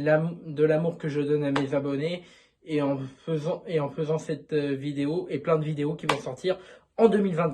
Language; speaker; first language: French; native; French